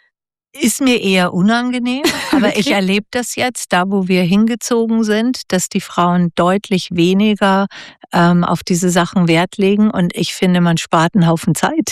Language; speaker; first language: German; native; German